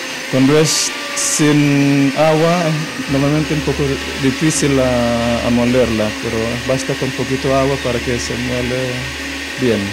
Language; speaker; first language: Spanish; non-native, fluent; Indonesian